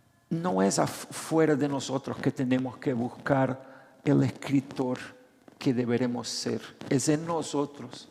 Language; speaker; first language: Spanish; non-native, fluent; Portuguese